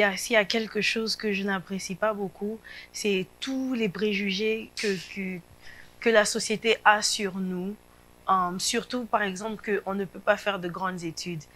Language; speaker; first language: French; non-native, local second language; Lingala